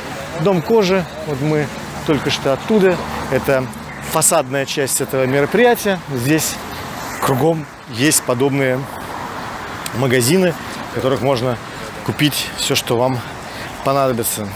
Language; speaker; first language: Russian; native; Russian